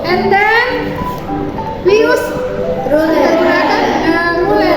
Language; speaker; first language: English; non-native, learner; Indonesian